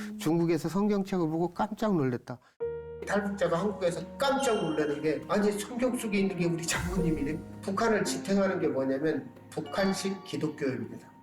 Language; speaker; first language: Korean; native; Korean